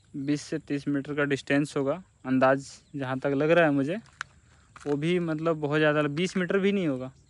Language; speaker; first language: Hindi; native; Hindi